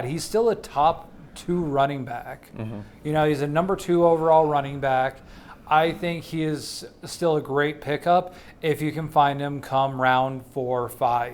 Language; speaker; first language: English; native; English